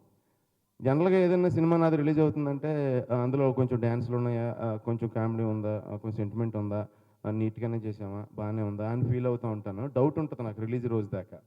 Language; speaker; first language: Telugu; native; Telugu